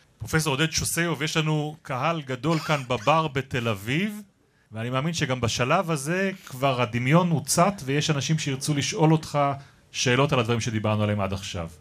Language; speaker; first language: Hebrew; native; Hebrew